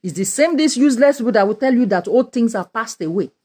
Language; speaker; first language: English; non-native, local second language; Yoruba